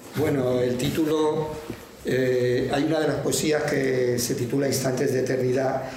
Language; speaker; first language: Spanish; native; Spanish